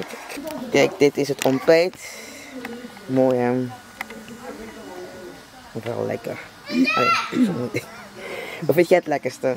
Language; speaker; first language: Dutch; native; Dutch